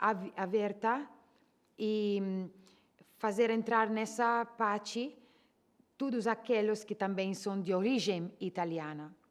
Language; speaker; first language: Portuguese; non-native, fluent; Italian